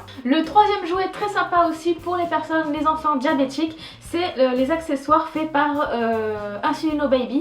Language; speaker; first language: French; native; French